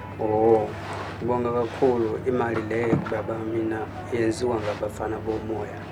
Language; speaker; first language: Zulu; native; Zulu